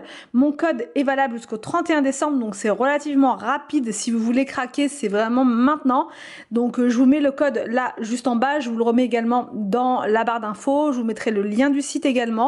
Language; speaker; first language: French; native; French